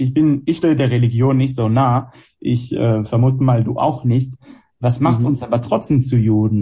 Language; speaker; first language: German; non-native, fluent; Hebrew